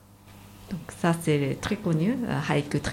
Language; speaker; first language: French; non-native, fluent; Japanese